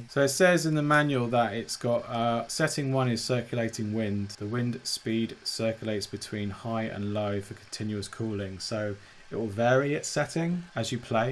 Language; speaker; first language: English; native; English